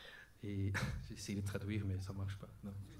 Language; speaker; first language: French; non-native, learner; Portuguese